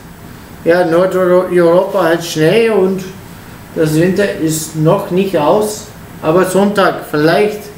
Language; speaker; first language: German; non-native, learner; Italian